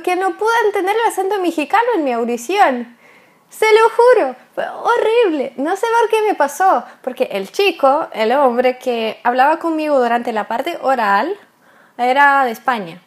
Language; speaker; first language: Spanish; non-native, fluent; Russian